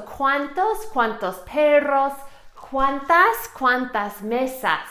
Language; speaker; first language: Spanish; non-native, fluent; English